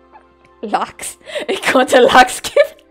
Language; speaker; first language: German; non-native, learner; Dutch